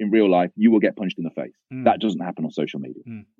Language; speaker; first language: English; native; English